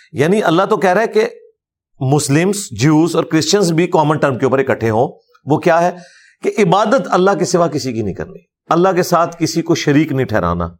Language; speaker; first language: Urdu; non-native, local second language; Punjabi